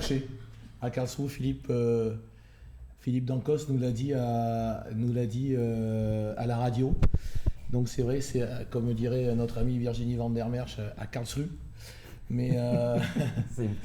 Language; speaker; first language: French; native; French